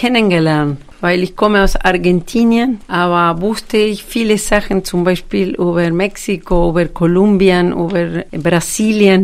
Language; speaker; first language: German; non-native, fluent; Spanish